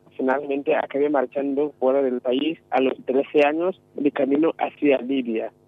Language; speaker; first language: Spanish; non-native, fluent; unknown